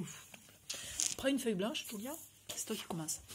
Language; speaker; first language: French; native; French